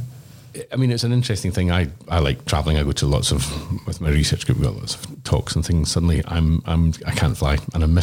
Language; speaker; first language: English; native; English